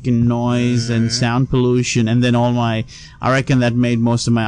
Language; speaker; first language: English; non-native, local second language; Sinhala